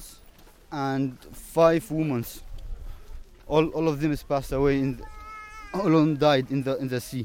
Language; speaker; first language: English; non-native, learner; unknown